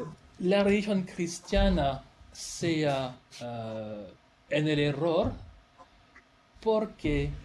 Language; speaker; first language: Spanish; non-native, fluent; French